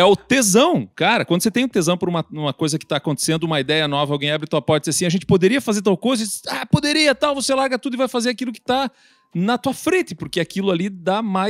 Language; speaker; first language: Portuguese; native; Portuguese